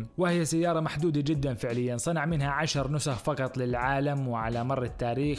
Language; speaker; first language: Arabic; native; Arabic